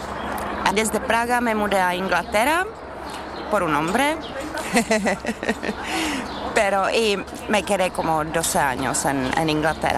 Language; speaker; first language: Spanish; non-native, learner; Czech